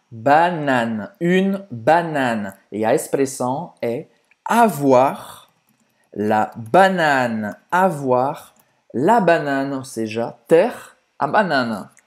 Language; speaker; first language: Portuguese; non-native, fluent; French